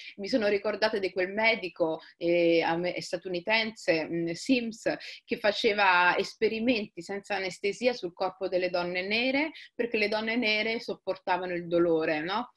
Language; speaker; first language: Italian; early bilingual, other home language; Somali